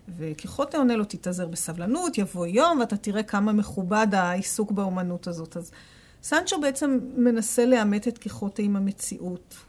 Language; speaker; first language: Hebrew; native; Hebrew